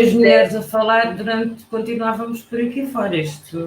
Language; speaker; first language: Portuguese; native; Portuguese